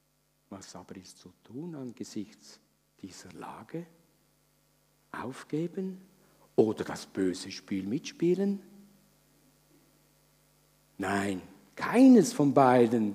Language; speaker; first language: German; native; German